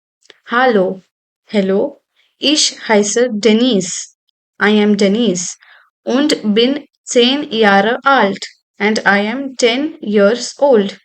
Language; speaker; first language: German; non-native, fluent; Hindi